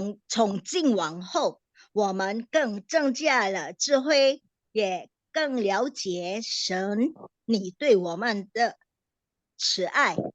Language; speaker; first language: Chinese; non-native, learner; Indonesian